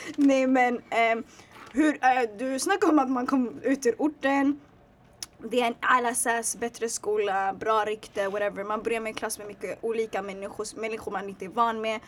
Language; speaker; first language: Swedish; early bilingual, other home language; Tigrinya